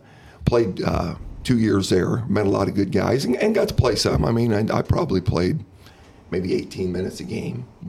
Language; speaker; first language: English; native; English